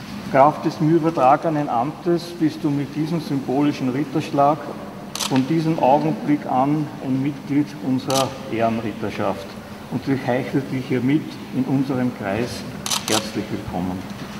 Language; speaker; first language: German; native; German